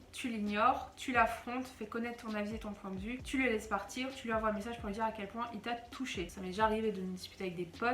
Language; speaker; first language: French; native; French